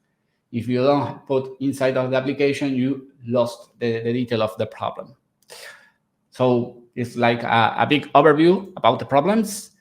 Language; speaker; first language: English; non-native, fluent; Spanish